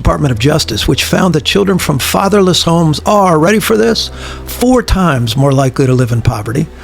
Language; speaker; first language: English; native; English